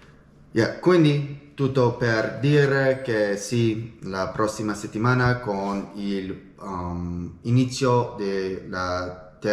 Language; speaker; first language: Italian; non-native, learner; English